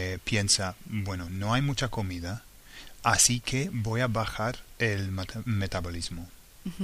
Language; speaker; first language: Spanish; non-native, fluent; English